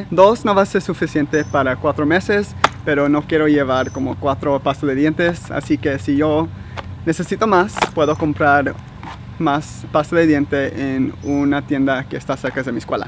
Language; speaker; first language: Spanish; early bilingual, heritage; Spanish